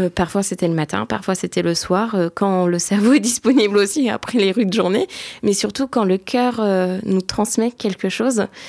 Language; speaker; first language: French; early bilingual, other home language; Turkish